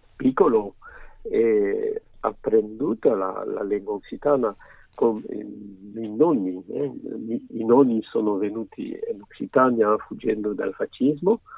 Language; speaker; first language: Italian; early bilingual, other home language; French